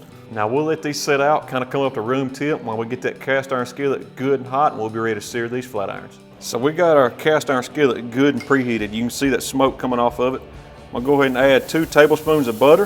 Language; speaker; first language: English; native; English